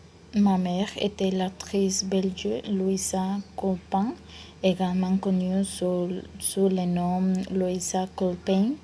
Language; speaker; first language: French; non-native, learner; Spanish